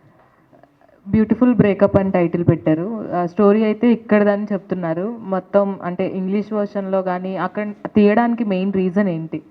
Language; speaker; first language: Telugu; native; Telugu